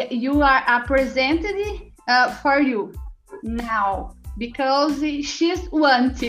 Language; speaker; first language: English; non-native, learner; Portuguese